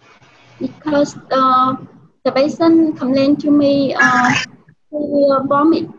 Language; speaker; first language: English; non-native, learner; Vietnamese